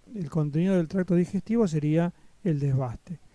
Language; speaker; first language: Spanish; native; Spanish